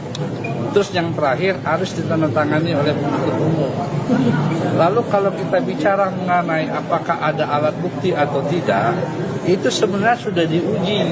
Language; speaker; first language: Indonesian; native; Indonesian